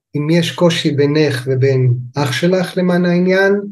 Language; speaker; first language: Hebrew; native; Hebrew